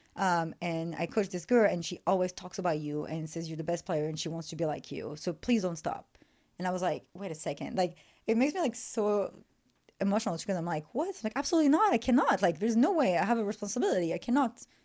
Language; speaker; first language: English; non-native, fluent; French